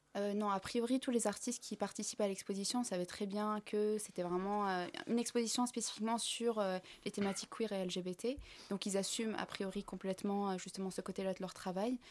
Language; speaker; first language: French; non-native, local second language; Arabic